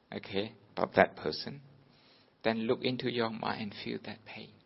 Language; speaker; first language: English; non-native, fluent; Burmese